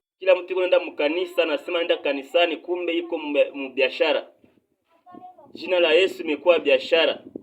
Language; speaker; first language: Swahili; non-native, local second language; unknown